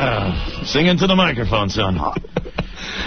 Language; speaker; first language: English; native; English